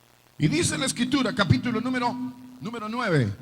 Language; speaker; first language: Spanish; native; Spanish